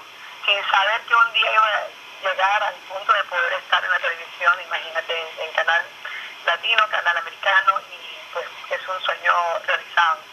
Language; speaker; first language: Spanish; early bilingual, other home language; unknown